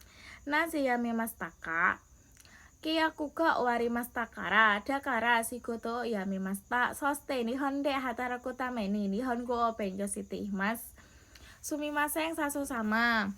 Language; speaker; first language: Japanese; non-native, learner; Indonesian